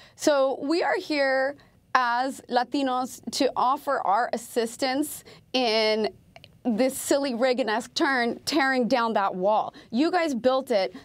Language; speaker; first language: English; native; English